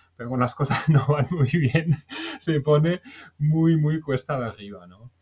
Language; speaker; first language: Spanish; non-native, fluent; German